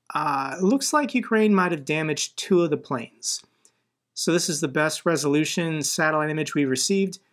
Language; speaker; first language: English; native; English